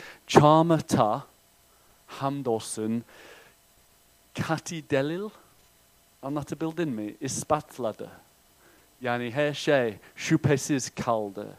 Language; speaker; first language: Turkish; non-native, fluent; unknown